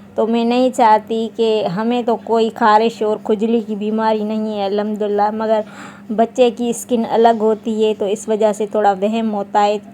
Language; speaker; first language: Urdu; non-native, local second language; Sindhi